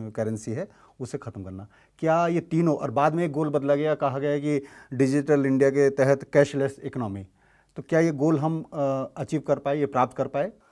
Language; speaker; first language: Hindi; native; Hindi